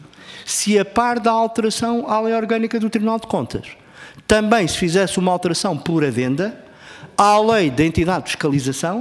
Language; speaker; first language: Portuguese; native; Portuguese